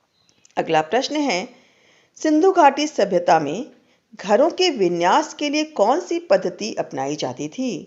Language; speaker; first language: Hindi; native; Hindi